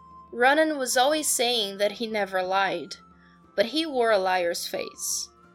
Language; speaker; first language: English; non-native, fluent; Portuguese